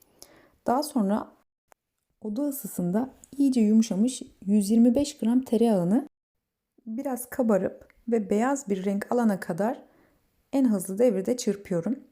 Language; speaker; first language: Turkish; native; Turkish